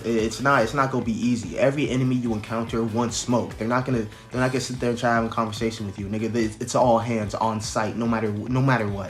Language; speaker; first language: English; native; English